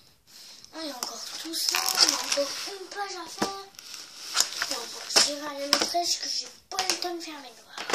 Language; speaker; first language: French; native; French